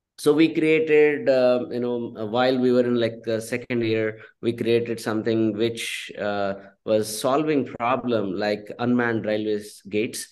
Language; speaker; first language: English; non-native, local second language; Telugu